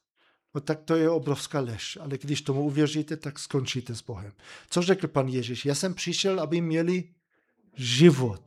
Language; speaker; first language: Czech; non-native, fluent; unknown